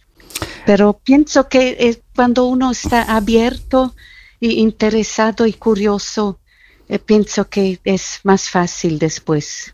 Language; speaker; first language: Spanish; non-native, fluent; German